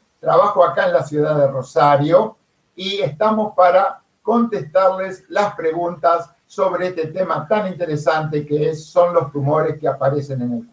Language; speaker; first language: Spanish; native; Spanish